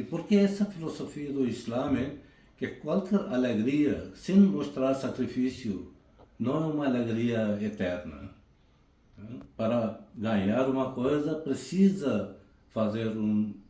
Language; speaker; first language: Portuguese; non-native, fluent; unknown